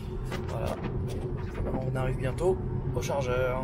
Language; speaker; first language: French; native; French